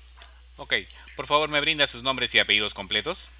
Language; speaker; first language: Spanish; native; Spanish